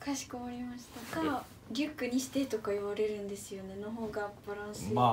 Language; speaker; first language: Japanese; early bilingual, other home language; Portuguese